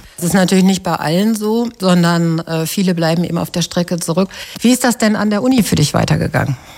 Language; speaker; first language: German; native; German